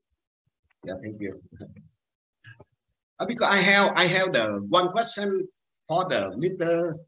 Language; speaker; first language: English; non-native, learner; Vietnamese